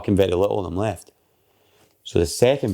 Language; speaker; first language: English; native; English